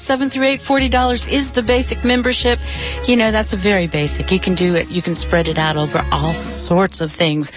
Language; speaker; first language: English; native; English